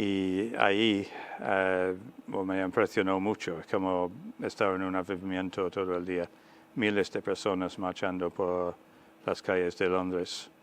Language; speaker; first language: Spanish; non-native, fluent; English